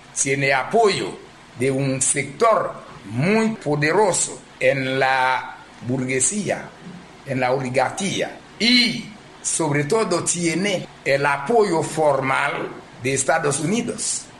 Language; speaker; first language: Spanish; non-native, fluent; Haitian Creole